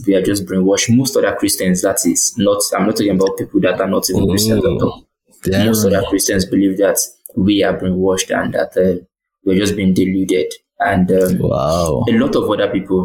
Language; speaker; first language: English; non-native, local second language; Yoruba